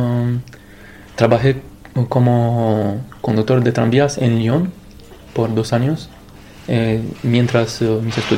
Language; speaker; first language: Spanish; non-native, fluent; Romanian